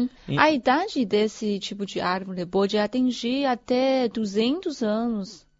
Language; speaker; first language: Portuguese; non-native, fluent; Chinese